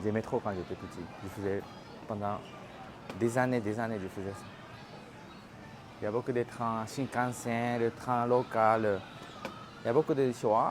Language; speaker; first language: French; non-native, fluent; Japanese